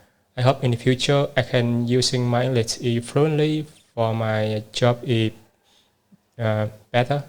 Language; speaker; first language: English; non-native, learner; Vietnamese